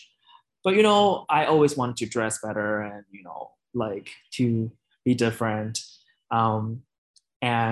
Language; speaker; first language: English; non-native, fluent; Chinese